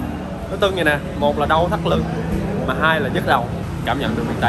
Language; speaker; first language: Vietnamese; native; Vietnamese